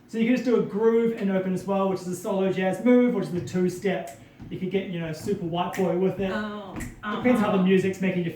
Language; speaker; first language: English; native; English